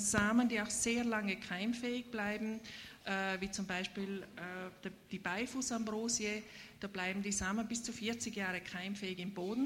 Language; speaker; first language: German; native; German